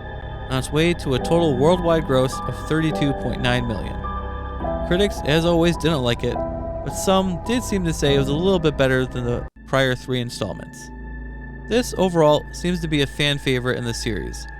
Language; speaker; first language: English; native; English